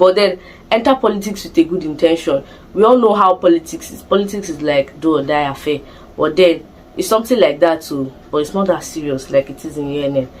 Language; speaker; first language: English; non-native, local second language; Igbo